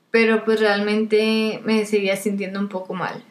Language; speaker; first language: Spanish; native; Spanish